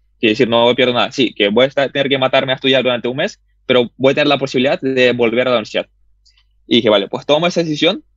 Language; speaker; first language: Spanish; early bilingual, other home language; Russian